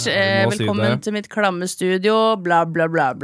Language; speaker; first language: Norwegian; native; Norwegian